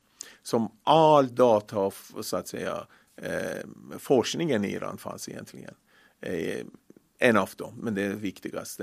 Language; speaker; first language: Swedish; non-native, fluent; Persian